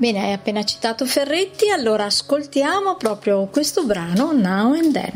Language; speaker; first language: Italian; native; Italian